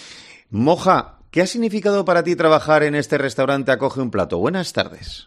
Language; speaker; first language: Spanish; native; Spanish